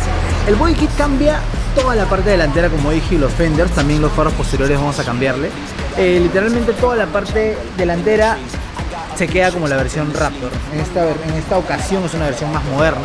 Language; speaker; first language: Spanish; native; Spanish